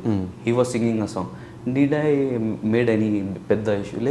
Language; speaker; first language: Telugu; non-native, learner; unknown